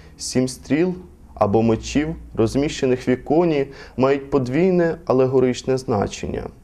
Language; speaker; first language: Ukrainian; native; Ukrainian